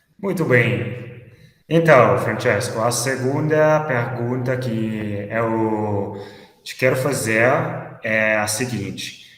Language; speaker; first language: Portuguese; non-native, fluent; Italian